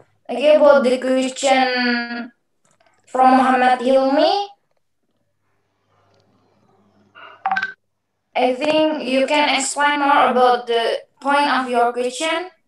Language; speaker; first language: English; non-native, learner; Indonesian